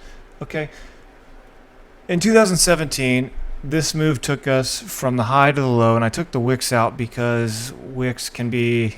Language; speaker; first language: English; native; English